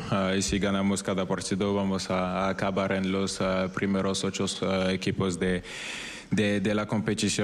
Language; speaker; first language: Spanish; non-native, fluent; French